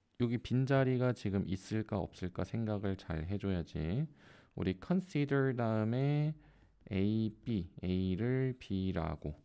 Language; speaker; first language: Korean; native; Korean